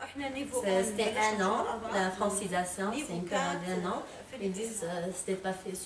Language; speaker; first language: French; non-native, local second language; Arabic